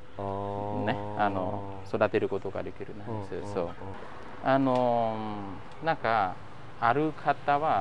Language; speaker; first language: Japanese; non-native, fluent; Khmer